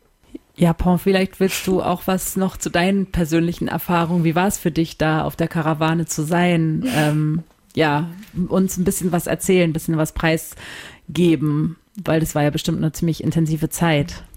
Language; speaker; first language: German; native; German